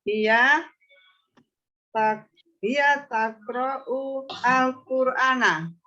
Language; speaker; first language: Arabic; non-native, learner; Indonesian